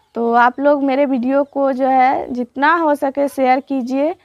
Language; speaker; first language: Hindi; native; Hindi